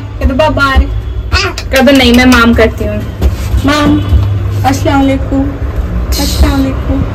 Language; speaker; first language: Hindi; native; Hindi